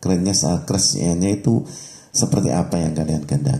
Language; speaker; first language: Indonesian; native; Indonesian